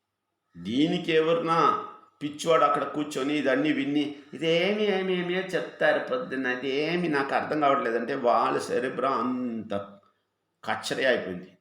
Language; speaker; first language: Telugu; non-native, fluent; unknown